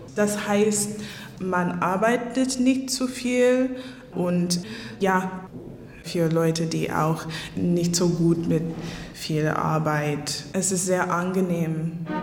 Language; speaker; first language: German; non-native, fluent; English